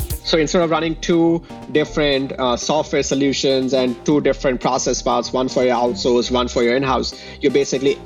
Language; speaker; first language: English; non-native, local second language; Hindi